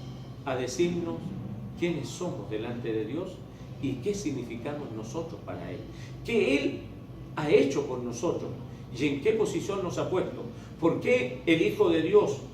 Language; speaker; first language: Spanish; native; Spanish